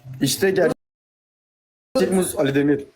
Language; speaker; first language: Turkish; native; Turkish